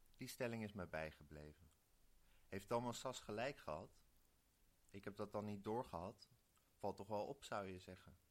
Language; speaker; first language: Dutch; native; Dutch